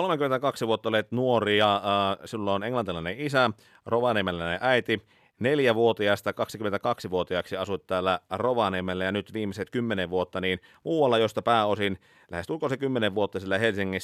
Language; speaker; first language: Finnish; native; Finnish